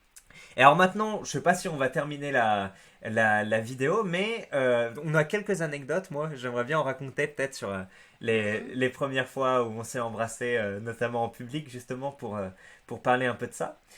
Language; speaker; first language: French; native; French